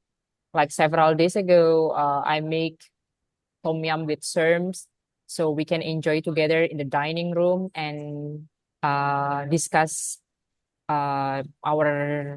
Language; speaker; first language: English; non-native, fluent; Indonesian